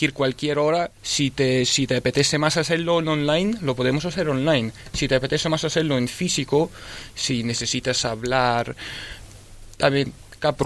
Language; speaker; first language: Spanish; early bilingual, other home language; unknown